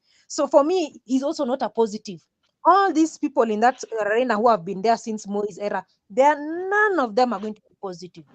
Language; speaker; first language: English; non-native, local second language; Swahili